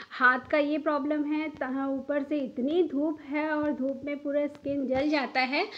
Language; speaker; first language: Hindi; non-native, local second language; Bangla